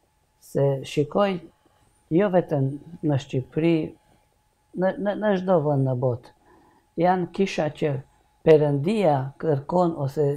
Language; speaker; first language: Albanian; non-native, learner; Hungarian